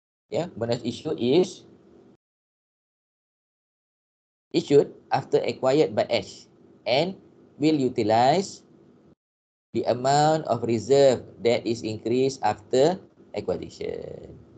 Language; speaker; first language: English; non-native, local second language; Malay